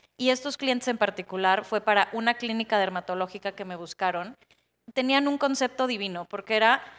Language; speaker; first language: Spanish; native; Spanish